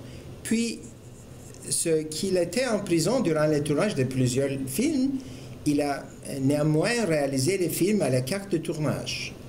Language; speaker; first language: French; non-native, fluent; Turkish